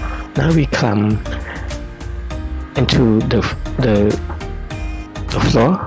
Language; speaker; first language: English; non-native, learner; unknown